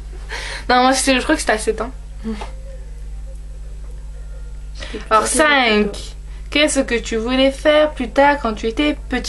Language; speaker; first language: French; native; French